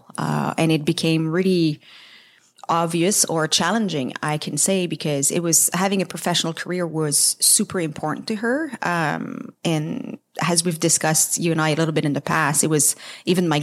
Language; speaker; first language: English; non-native, fluent; French